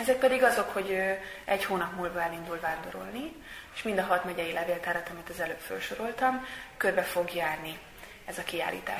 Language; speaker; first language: Hungarian; native; Hungarian